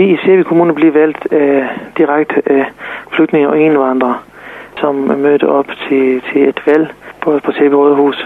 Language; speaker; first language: Danish; non-native, fluent; Serbian